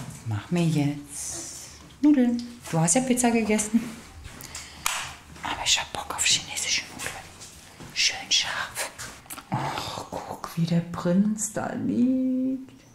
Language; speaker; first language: German; native; German